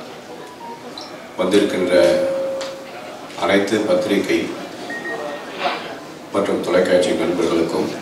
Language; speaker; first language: Tamil; native; Tamil